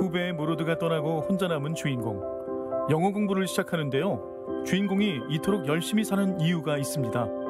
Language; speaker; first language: Korean; native; Korean